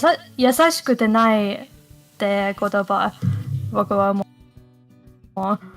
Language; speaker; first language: Japanese; non-native, learner; English